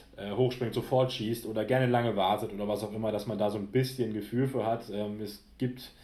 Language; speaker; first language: German; native; German